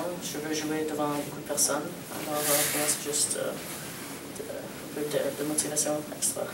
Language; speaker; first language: French; non-native, local second language; English